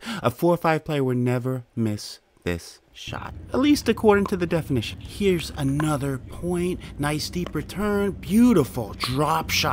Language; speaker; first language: English; native; English